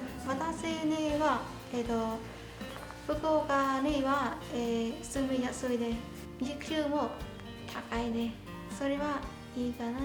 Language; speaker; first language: Japanese; non-native, learner; Vietnamese